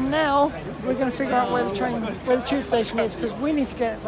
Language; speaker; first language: English; native; English